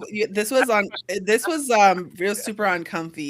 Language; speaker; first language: English; native; English